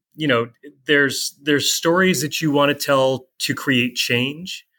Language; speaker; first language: English; native; English